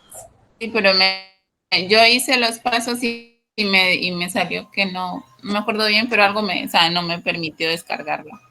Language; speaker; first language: Spanish; native; Spanish